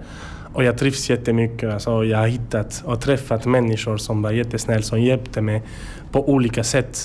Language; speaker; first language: Swedish; non-native, learner; French